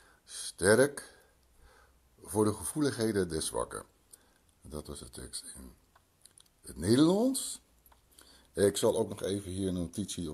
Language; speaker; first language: Dutch; early bilingual, other home language; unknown